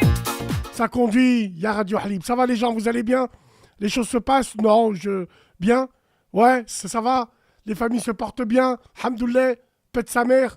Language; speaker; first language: French; native; French